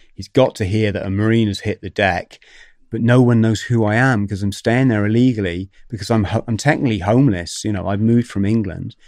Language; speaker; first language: English; native; English